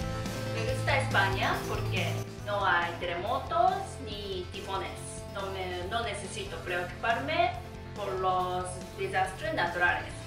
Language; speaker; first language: Spanish; non-native, learner; Japanese